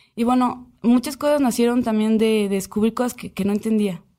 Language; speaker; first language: Spanish; native; Spanish